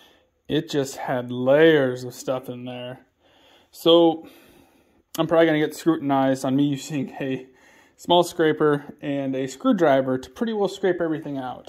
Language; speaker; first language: English; native; English